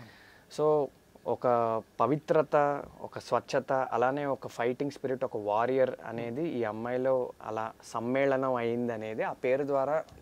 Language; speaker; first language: Telugu; native; Telugu